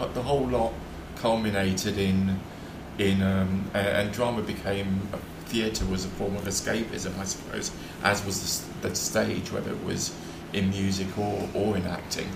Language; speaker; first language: English; native; English